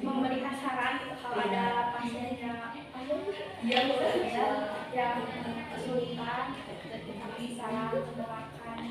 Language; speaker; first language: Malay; non-native, local second language; Sundanese